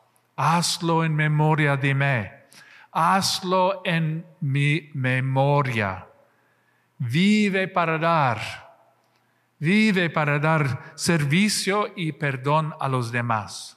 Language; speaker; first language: Spanish; non-native, fluent; English